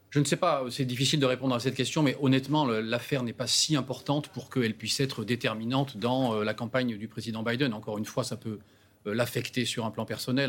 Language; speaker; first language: French; native; French